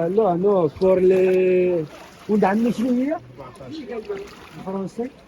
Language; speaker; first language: French; non-native, learner; Arabic